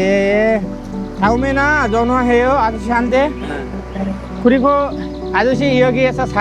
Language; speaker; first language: Korean; non-native, learner; Bangla